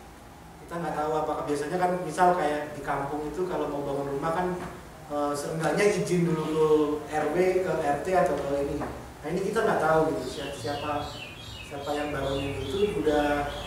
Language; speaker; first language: Indonesian; native; Indonesian